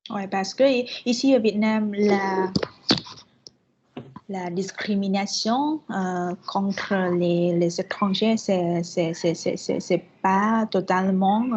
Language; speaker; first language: French; non-native, fluent; Vietnamese